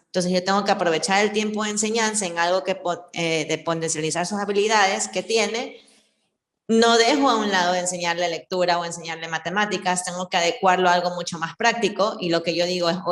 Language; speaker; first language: Spanish; native; Spanish